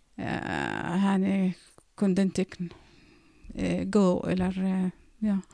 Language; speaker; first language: Swedish; non-native, fluent; Arabic